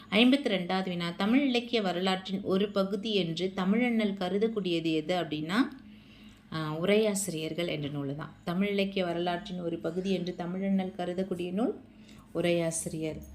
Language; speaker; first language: Tamil; native; Tamil